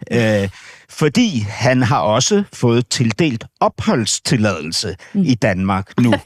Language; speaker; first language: Danish; native; Danish